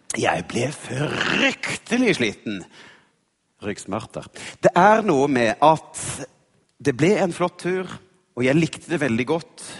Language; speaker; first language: Norwegian; native; Norwegian